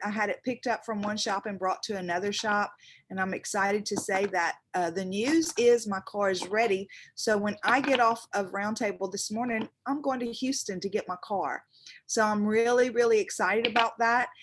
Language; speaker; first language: English; native; English